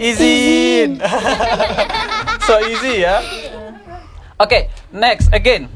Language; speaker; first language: English; non-native, learner; Indonesian